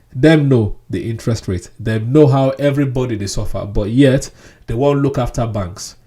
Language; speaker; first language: Nigerian Pidgin; non-native, local second language; Yoruba